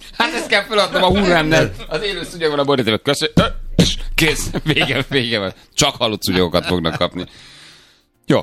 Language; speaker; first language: Hungarian; native; Hungarian